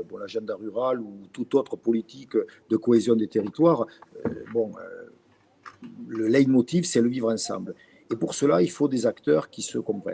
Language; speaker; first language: French; native; French